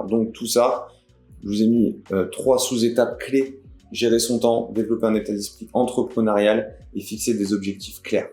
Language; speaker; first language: French; native; French